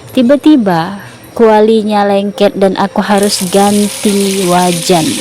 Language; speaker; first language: Indonesian; non-native, local second language; Malay